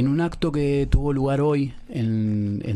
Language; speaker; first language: Spanish; native; Spanish